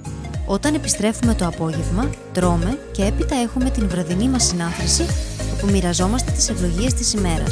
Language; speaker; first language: Greek; native; Greek